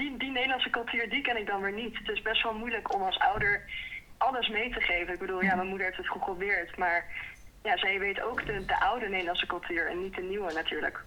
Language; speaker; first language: Dutch; early bilingual, heritage; Dutch